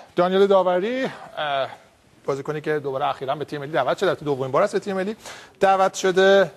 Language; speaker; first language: Persian; native; Persian